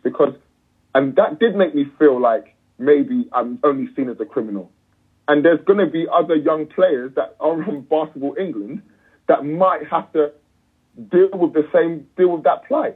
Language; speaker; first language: English; native; English